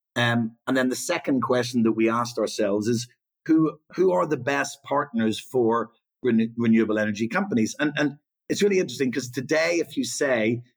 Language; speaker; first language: English; native; English